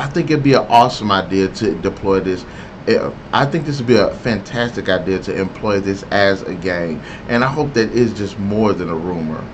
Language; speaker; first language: English; native; English